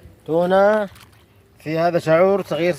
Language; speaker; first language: Arabic; non-native, learner; Filipino